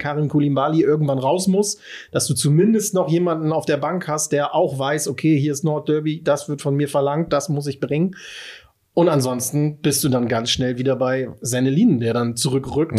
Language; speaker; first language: German; native; German